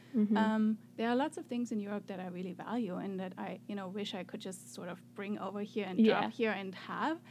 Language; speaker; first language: English; non-native, fluent; German